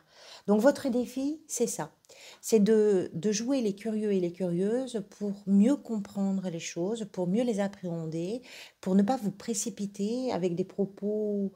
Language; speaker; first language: French; native; French